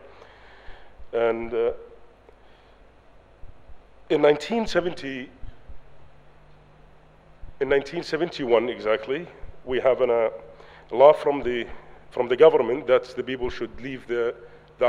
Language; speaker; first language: English; non-native, learner; Arabic